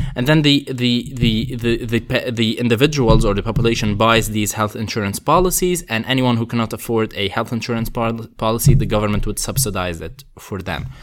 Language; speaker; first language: English; non-native, fluent; Arabic